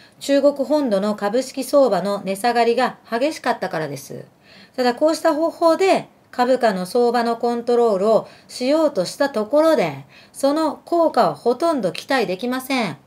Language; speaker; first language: Japanese; early bilingual, other home language; Arabic